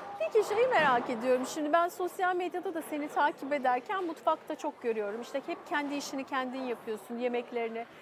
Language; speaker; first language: Turkish; native; Turkish